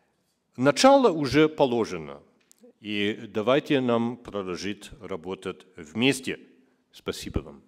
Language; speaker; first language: Russian; non-native, fluent; German